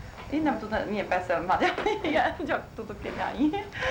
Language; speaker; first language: Hungarian; non-native, learner; Chinese